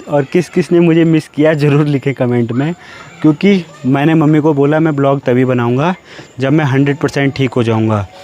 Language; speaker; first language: Hindi; native; Hindi